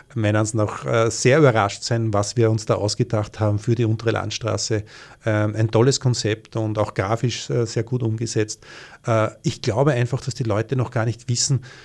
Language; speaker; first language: German; native; German